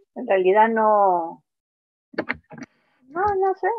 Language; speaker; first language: Spanish; native; Spanish